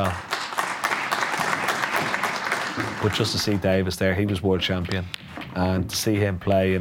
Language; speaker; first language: English; native; English